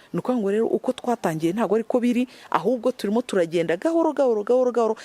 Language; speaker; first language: Kinyarwanda; native; Kinyarwanda